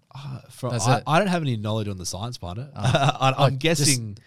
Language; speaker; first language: English; native; English